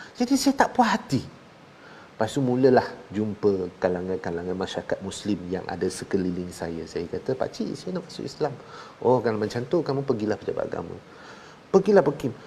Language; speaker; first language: Malay; non-native, local second language; Chinese